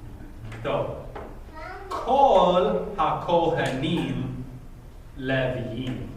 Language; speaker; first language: Hebrew; non-native, fluent; English